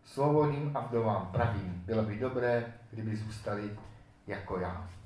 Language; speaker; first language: Czech; native; Czech